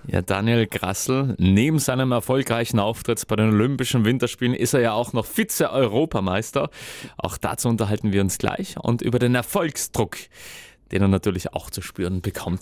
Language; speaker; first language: German; native; German